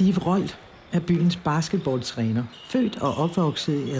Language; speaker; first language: Danish; native; Danish